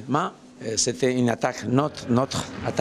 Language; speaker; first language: French; non-native, learner; Spanish